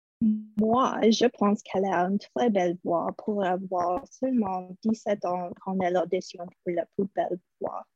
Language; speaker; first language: French; non-native, fluent; English